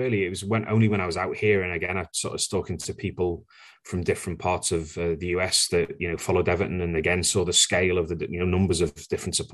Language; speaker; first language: English; native; English